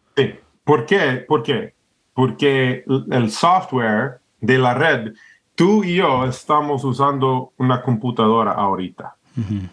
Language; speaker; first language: Spanish; non-native, fluent; English